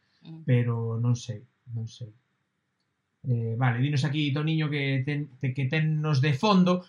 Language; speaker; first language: Galician; non-native, local second language; Spanish